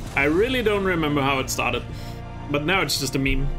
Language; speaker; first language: English; non-native, fluent; Danish